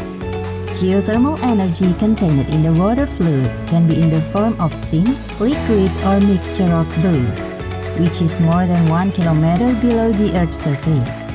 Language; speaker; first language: English; non-native, fluent; Indonesian